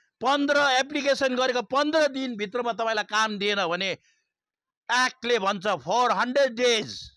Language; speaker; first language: Nepali; native; Nepali